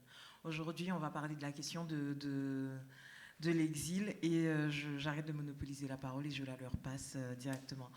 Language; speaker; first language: French; non-native, local second language; Haitian Creole